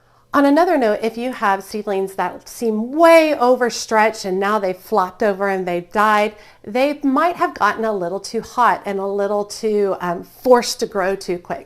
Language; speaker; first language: English; native; English